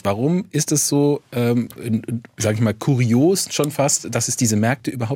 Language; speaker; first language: German; native; German